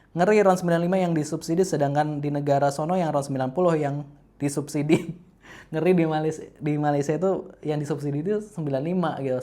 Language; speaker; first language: Indonesian; native; Indonesian